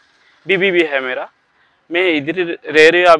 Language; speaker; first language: Hindi; non-native, learner; Rohingya